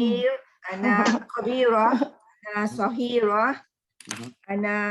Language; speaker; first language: Arabic; non-native, learner; Malay